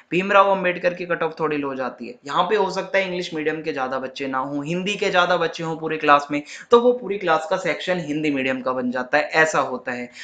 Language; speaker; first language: Hindi; native; Hindi